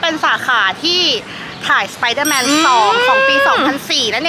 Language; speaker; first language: Thai; native; Thai